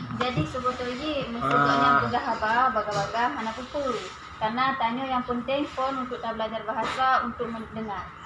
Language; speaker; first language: Indonesian; non-native, local second language; Achinese